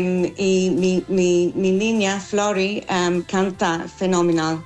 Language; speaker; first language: Spanish; non-native, fluent; English